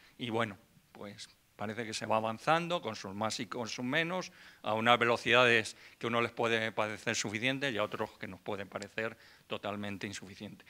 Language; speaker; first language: Spanish; native; Spanish